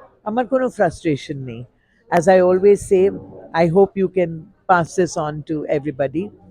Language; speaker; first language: English; non-native, local second language; Tamil